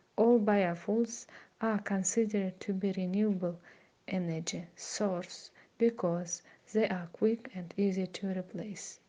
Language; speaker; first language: English; non-native, fluent; Kazakh